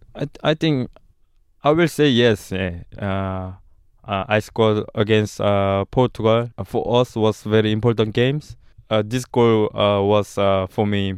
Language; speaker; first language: English; non-native, learner; Korean